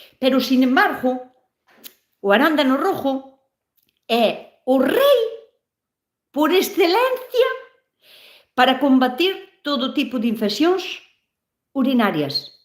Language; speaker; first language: Galician; native; Galician